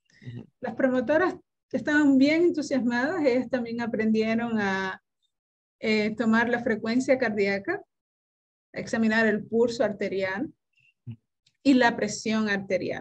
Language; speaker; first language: Spanish; native; Spanish